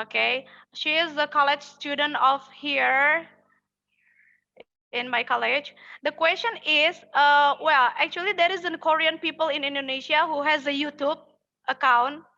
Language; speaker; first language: English; non-native, fluent; Indonesian